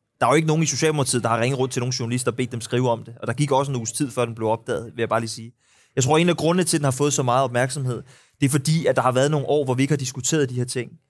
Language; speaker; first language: Danish; native; Danish